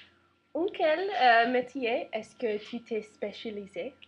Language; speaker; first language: French; non-native, learner; English